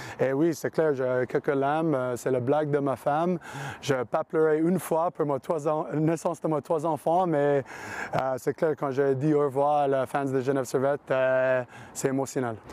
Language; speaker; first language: French; non-native, learner; English